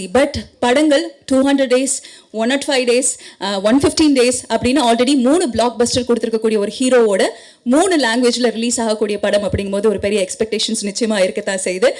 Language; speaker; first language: Tamil; native; Tamil